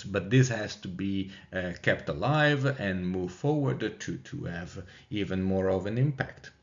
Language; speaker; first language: English; non-native, fluent; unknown